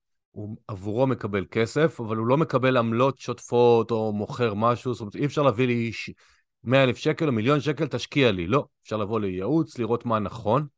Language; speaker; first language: Hebrew; native; Hebrew